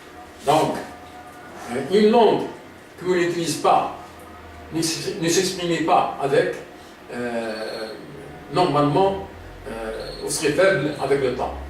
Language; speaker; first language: French; non-native, local second language; Arabic